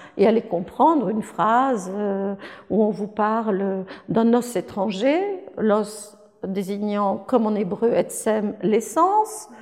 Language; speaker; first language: French; native; French